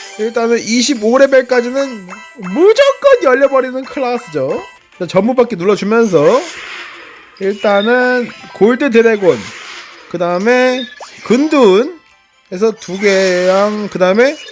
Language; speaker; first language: Korean; native; Korean